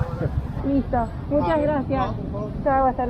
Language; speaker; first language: Spanish; native; Spanish